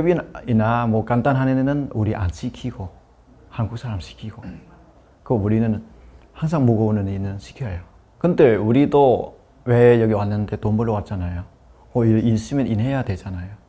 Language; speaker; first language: Korean; non-native, learner; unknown